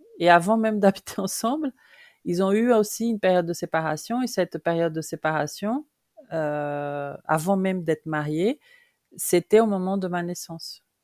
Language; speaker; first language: French; non-native, fluent; Portuguese